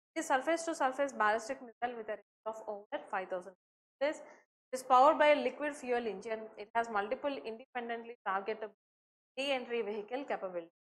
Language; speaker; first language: English; non-native, local second language; Telugu